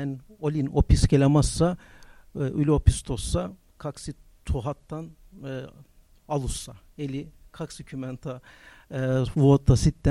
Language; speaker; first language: Finnish; non-native, learner; Turkish